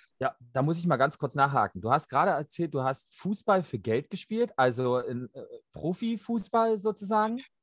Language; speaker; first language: German; native; German